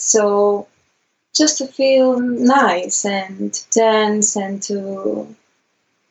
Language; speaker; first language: English; non-native, learner; Greek